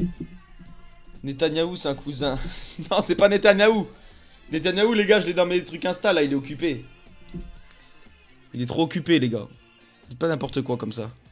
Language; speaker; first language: French; native; French